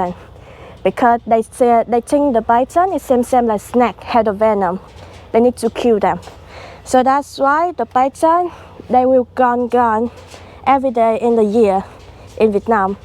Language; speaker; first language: English; non-native, learner; Vietnamese